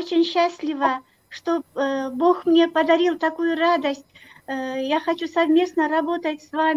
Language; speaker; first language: Russian; non-native, local second language; Kyrgyz